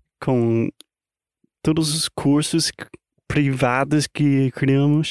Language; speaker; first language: Portuguese; non-native, fluent; English